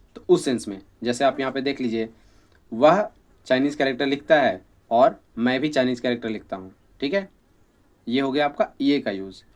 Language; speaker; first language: Hindi; native; Hindi